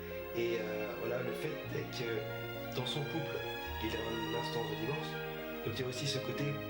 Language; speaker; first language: French; native; French